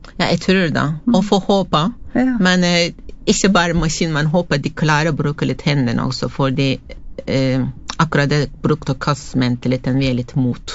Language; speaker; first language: Norwegian; non-native, fluent; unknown